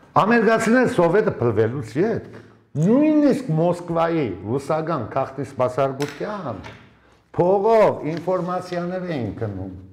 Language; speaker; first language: Armenian; early bilingual, heritage; Armenian